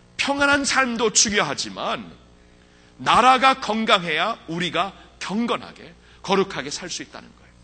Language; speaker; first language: Korean; early bilingual, heritage; Korean